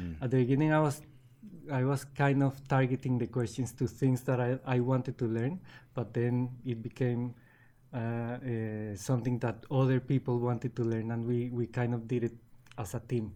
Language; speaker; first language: English; non-native, fluent; Spanish